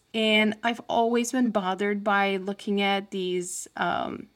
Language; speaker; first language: English; non-native, fluent; Turkish